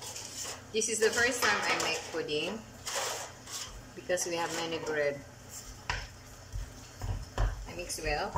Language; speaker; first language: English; non-native, local second language; Filipino